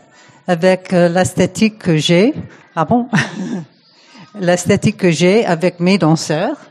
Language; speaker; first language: French; non-native, fluent; English